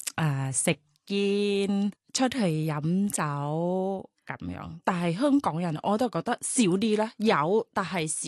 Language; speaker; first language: Cantonese; non-native, learner; Thai